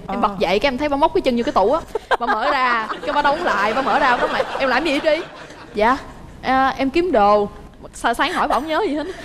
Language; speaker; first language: Vietnamese; native; Vietnamese